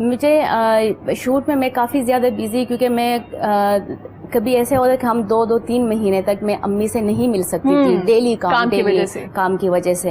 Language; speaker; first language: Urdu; non-native, local second language; Pashto